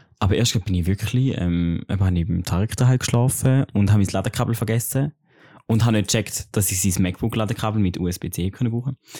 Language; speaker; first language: German; native; German